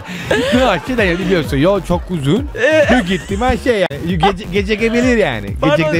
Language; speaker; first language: Turkish; non-native, fluent; Italian